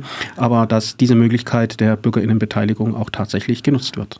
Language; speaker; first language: German; native; German